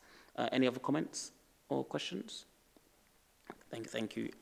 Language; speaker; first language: English; native; English